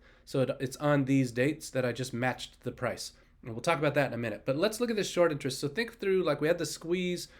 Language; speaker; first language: English; native; English